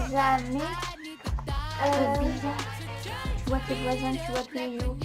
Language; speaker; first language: French; native; French